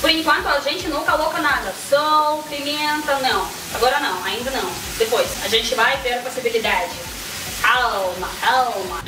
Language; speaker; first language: Portuguese; non-native, fluent; Russian